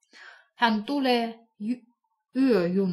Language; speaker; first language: Finnish; non-native, fluent; Russian